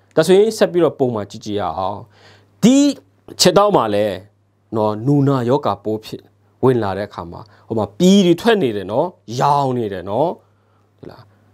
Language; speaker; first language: Burmese; non-native, local second language; S'gaw Karen